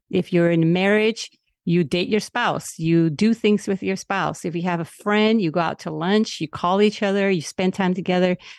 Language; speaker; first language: English; non-native, local second language; Spanish